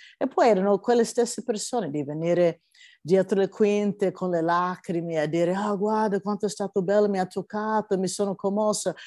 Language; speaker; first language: Italian; non-native, fluent; English